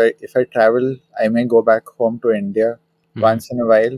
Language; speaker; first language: English; non-native, local second language; Hindi